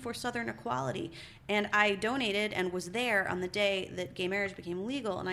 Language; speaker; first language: English; native; English